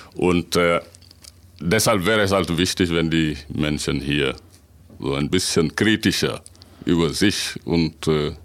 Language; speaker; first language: German; non-native, fluent; Wolof